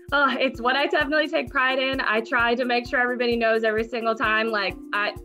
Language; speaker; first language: English; native; English